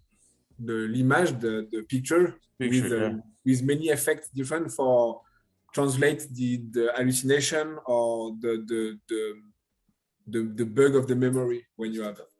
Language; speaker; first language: English; non-native, learner; French